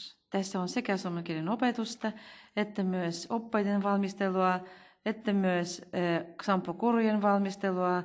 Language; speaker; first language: Finnish; non-native, fluent; Russian